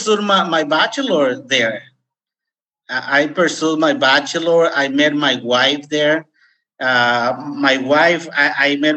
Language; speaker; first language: English; non-native, fluent; Spanish